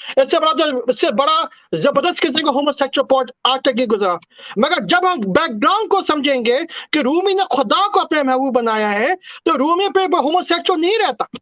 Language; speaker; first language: Urdu; native; Urdu